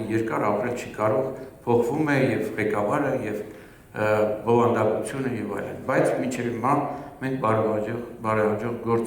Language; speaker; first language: Armenian; native; Armenian